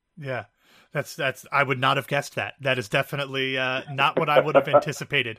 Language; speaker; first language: English; native; English